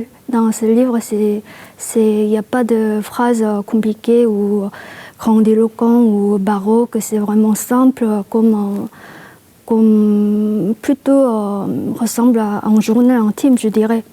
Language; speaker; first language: French; non-native, fluent; Korean